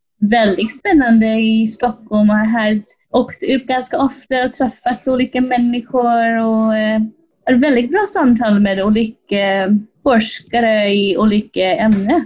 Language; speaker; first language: Swedish; non-native, fluent; English